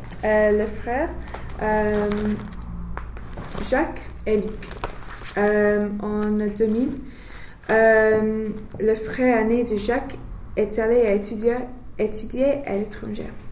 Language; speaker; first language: French; non-native, learner; English